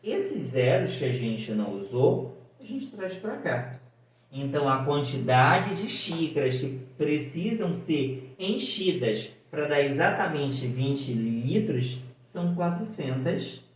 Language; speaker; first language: Portuguese; native; Portuguese